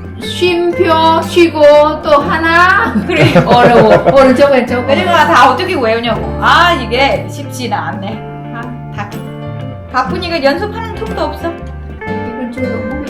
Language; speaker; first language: Korean; non-native, fluent; Vietnamese